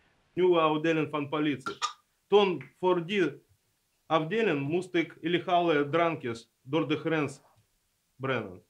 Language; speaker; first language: Dutch; non-native, learner; Russian